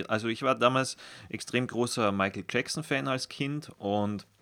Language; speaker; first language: German; native; German